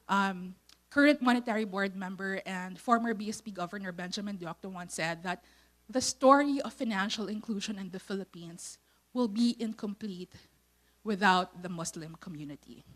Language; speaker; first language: English; non-native, local second language; Filipino